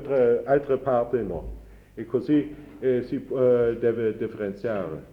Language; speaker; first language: Italian; non-native, learner; German